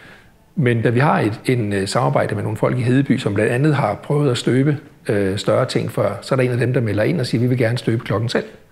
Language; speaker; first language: Danish; native; Danish